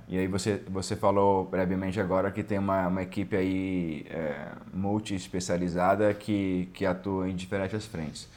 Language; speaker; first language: Portuguese; native; Portuguese